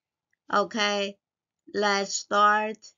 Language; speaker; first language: English; non-native, fluent; Chinese